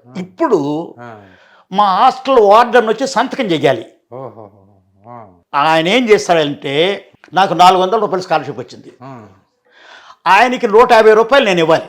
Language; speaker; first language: Telugu; native; Telugu